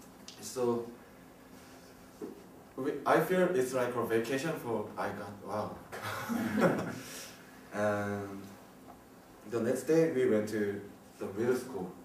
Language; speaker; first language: English; non-native, learner; Korean